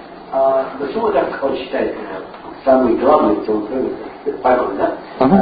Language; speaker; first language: Russian; non-native, learner; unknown